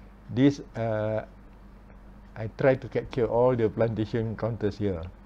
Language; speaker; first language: English; non-native, local second language; Malay